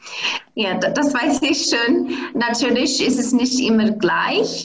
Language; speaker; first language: German; non-native, fluent; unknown